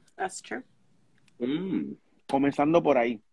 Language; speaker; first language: Spanish; native; Spanish